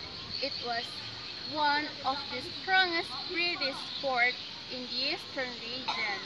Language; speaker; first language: English; non-native, learner; Indonesian